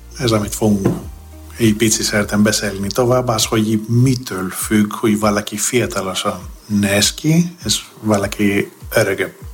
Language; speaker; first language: Hungarian; non-native, fluent; Greek